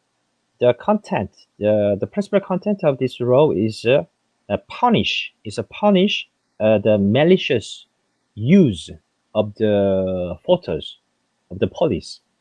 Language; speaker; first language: English; non-native, fluent; French